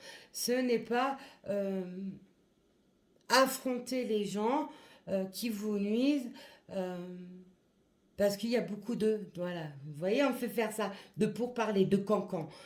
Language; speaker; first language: French; native; French